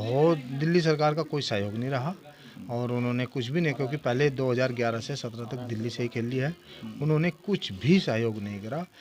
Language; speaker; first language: Hindi; native; Hindi